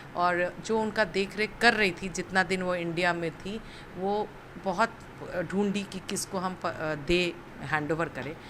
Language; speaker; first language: Hindi; native; Hindi